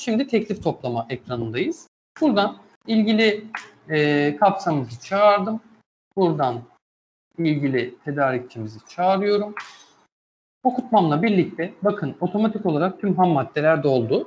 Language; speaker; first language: Turkish; native; Turkish